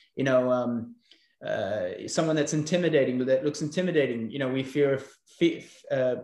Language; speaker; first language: English; native; English